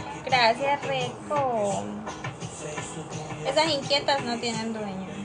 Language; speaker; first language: Spanish; native; Spanish